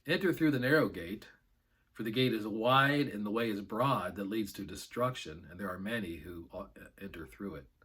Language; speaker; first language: English; native; English